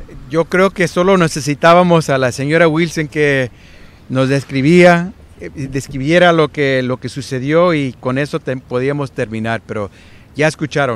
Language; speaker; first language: Spanish; early bilingual, heritage; Spanish